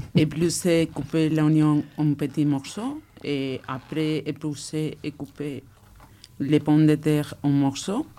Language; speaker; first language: French; non-native, learner; Spanish